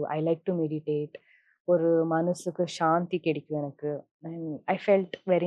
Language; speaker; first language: Tamil; non-native, local second language; Kannada